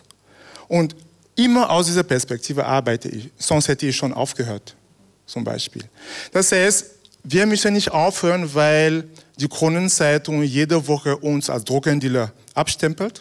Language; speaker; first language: German; non-native, fluent; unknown